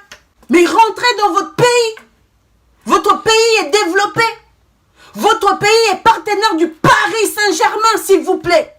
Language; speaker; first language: French; non-native, local second language; Kongo